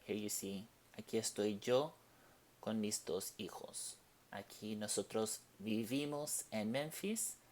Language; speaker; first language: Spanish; non-native, fluent; English